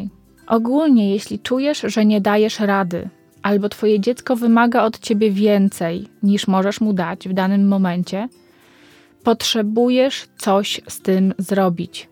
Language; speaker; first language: Polish; native; Polish